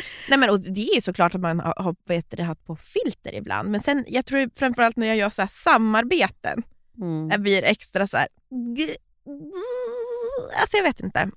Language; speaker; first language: Swedish; native; Swedish